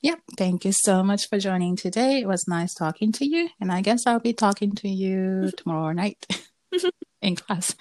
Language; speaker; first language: English; non-native, fluent; Japanese